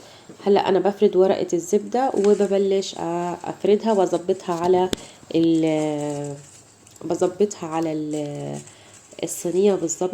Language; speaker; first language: Arabic; native; Arabic